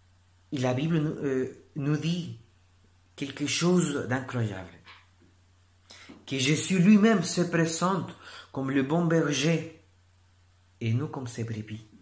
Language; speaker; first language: French; non-native, fluent; Spanish